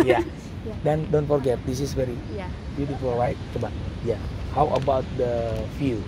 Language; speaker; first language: English; non-native, learner; Indonesian